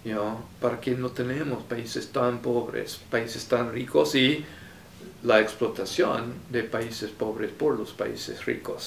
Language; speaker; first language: Spanish; non-native, fluent; English